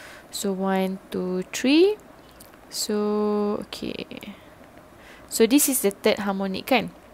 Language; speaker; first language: English; non-native, local second language; Malay